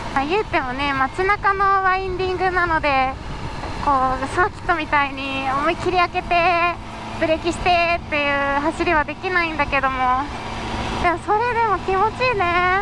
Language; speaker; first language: Japanese; native; Japanese